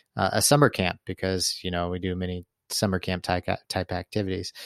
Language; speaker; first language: English; native; English